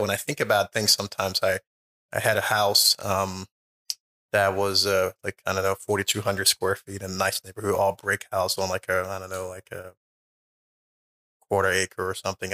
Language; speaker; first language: English; native; English